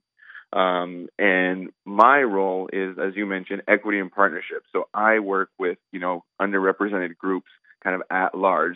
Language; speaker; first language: English; native; English